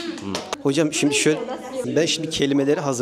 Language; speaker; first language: Turkish; native; Turkish